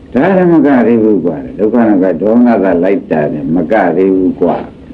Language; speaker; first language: Burmese; native; Burmese